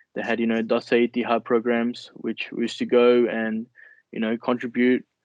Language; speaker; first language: English; early bilingual, other home language; Nepali